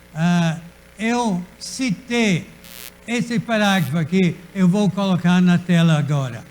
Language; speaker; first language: Portuguese; native; Portuguese